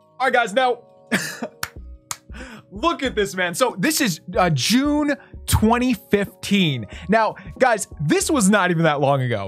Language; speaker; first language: English; native; English